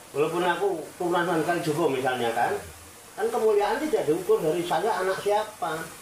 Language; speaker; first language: Indonesian; non-native, local second language; Javanese